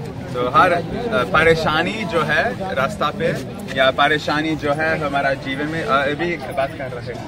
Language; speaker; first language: Hindi; non-native, fluent; French